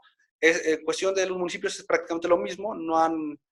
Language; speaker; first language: Spanish; native; Spanish